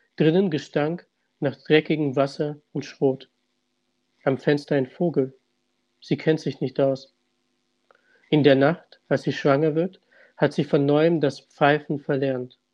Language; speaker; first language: German; early bilingual, other home language; Russian